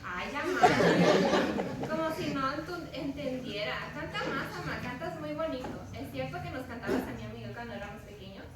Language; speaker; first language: Spanish; early bilingual, other home language; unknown